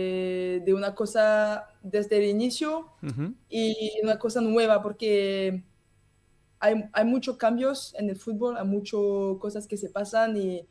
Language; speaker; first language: Spanish; non-native, learner; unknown